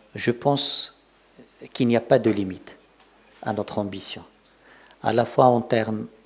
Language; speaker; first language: French; non-native, local second language; Arabic